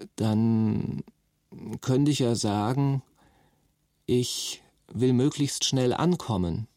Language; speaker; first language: German; native; German